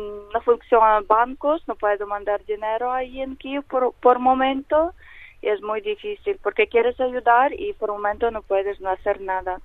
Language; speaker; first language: Spanish; non-native, learner; Ukrainian